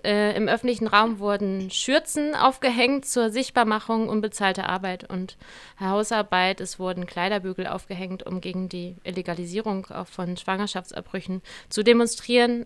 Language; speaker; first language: German; native; German